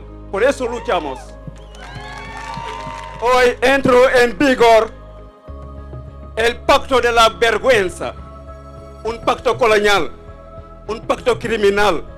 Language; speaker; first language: Spanish; non-native, fluent; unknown